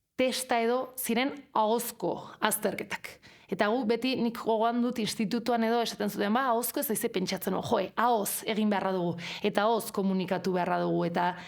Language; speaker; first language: Basque; non-native, local second language; Spanish